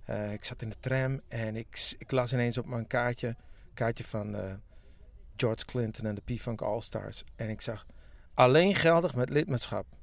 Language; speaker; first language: Dutch; non-native, local second language; Western Frisian